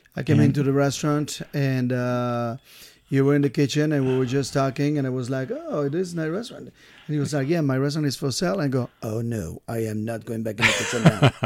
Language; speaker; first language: English; non-native, fluent; French